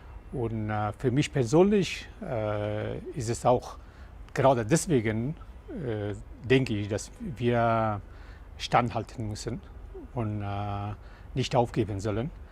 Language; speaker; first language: German; non-native, fluent; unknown